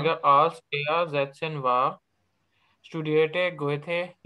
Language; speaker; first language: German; non-native, learner; Urdu